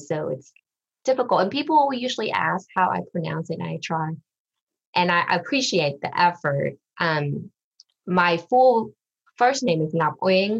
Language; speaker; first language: English; early bilingual, other home language; Vietnamese